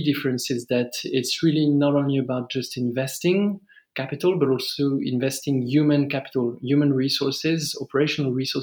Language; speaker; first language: English; non-native, fluent; French